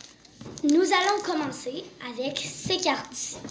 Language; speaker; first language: French; native; French